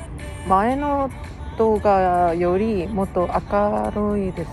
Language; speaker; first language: Japanese; non-native, fluent; Korean